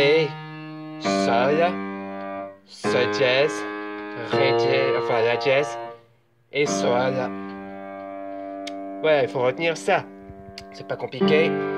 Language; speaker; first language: French; native; French